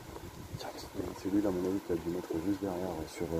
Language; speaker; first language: French; native; French